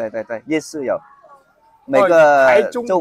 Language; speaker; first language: Chinese; non-native, fluent; Vietnamese